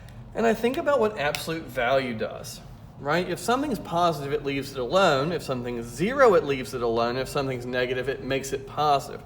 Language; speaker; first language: English; native; English